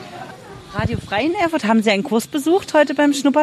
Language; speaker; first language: German; native; German